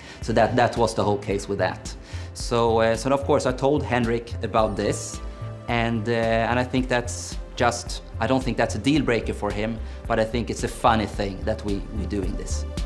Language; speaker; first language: English; non-native, fluent; Swedish